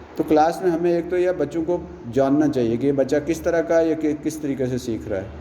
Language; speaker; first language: Urdu; native; Urdu